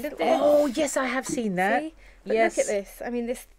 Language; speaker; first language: English; native; English